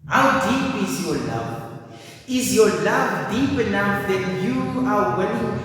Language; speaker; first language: English; non-native, local second language; Afrikaans